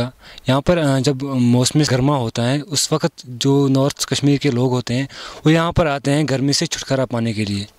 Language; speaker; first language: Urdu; non-native, local second language; Kashmiri